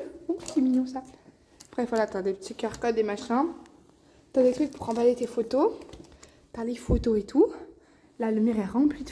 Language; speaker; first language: French; native; French